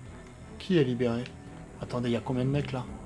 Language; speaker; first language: French; native; French